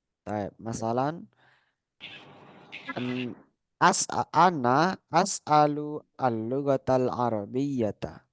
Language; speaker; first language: Arabic; non-native, fluent; Indonesian